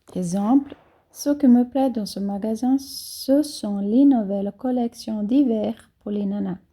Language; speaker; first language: French; non-native, fluent; Portuguese